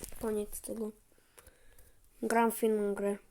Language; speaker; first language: Polish; early bilingual, heritage; Polish